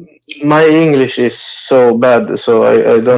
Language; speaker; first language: English; non-native, learner; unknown